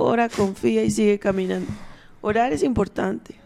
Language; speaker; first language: Spanish; native; Spanish